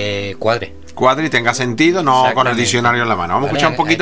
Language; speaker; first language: Spanish; native; Spanish